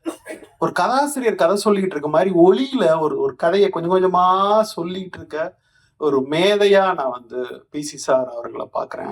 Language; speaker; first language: Tamil; native; Tamil